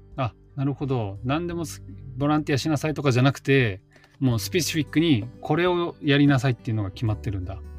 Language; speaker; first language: Japanese; native; Japanese